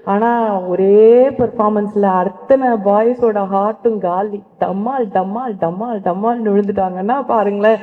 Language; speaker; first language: Tamil; native; Tamil